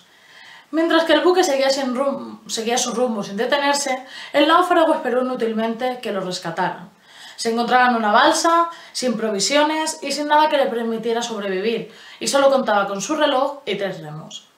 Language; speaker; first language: Spanish; native; Spanish